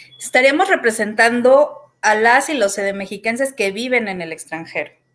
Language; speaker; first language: Spanish; native; Spanish